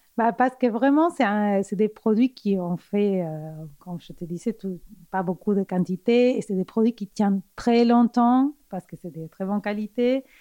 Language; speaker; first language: French; non-native, fluent; Spanish